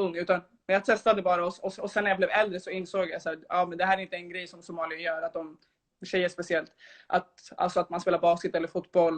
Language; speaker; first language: Swedish; early bilingual, other home language; Somali